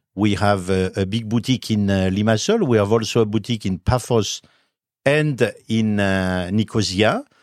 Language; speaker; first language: English; non-native, fluent; French